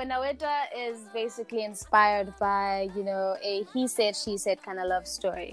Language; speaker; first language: English; non-native, local second language; Zulu